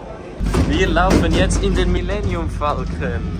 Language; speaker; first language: German; native; German